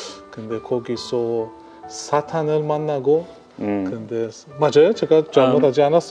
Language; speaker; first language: Korean; non-native, learner; Persian